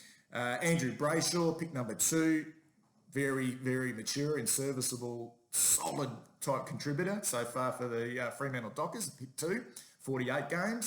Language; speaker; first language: English; native; English